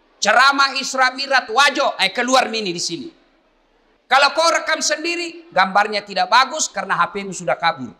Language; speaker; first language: Indonesian; non-native, local second language; Buginese